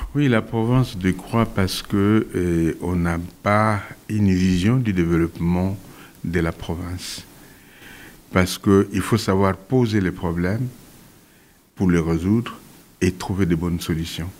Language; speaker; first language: French; non-native, local second language; Kongo